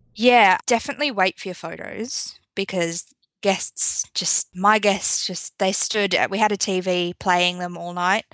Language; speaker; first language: English; native; English